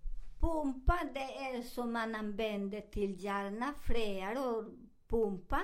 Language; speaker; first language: Swedish; non-native, learner; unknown